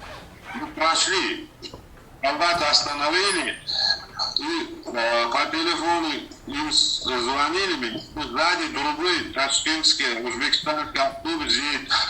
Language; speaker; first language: Russian; non-native, learner; Uzbek